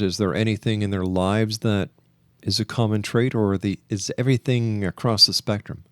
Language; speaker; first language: English; native; English